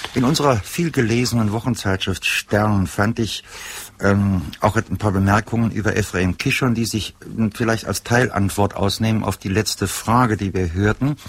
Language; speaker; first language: German; native; German